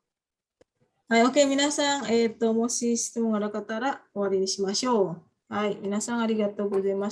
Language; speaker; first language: Japanese; non-native, fluent; Indonesian